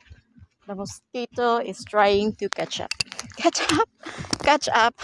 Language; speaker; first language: English; non-native, learner; Filipino